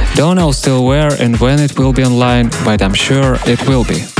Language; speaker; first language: English; non-native, learner; Russian